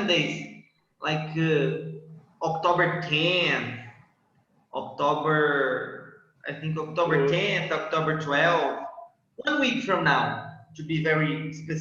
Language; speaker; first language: English; non-native, fluent; Portuguese